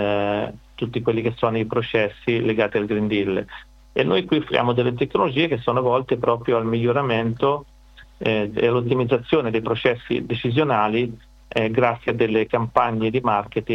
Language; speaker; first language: Italian; native; Italian